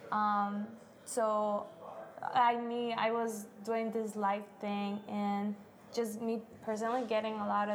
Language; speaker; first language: English; early bilingual, other home language; Spanish